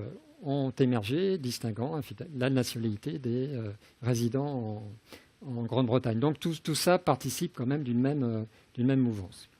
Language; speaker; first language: French; native; French